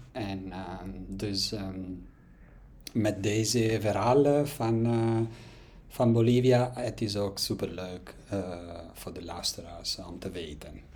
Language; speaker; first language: Dutch; non-native, learner; Italian